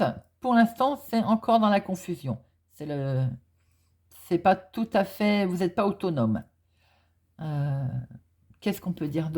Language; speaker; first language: French; native; French